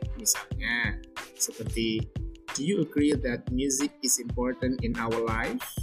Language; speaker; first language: English; non-native, fluent; Indonesian